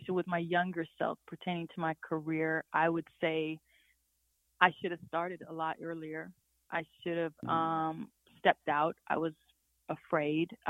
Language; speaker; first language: English; native; English